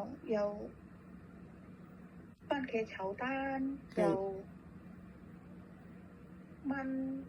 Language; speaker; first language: Chinese; non-native, learner; Indonesian